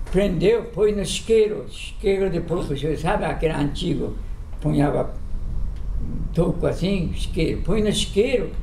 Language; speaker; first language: Portuguese; non-native, fluent; Japanese